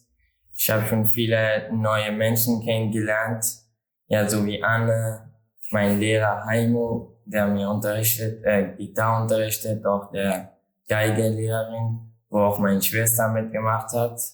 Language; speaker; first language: German; non-native, learner; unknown